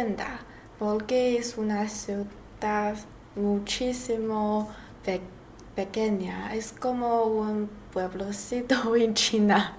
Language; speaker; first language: Spanish; non-native, learner; Chinese